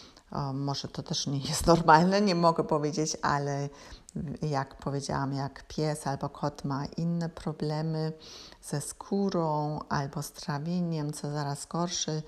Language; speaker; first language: Polish; non-native, learner; German